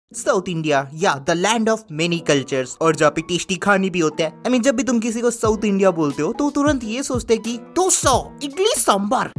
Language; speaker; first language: Hindi; non-native, local second language; Kannada